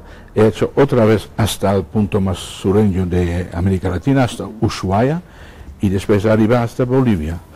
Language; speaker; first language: Spanish; non-native, fluent; Dutch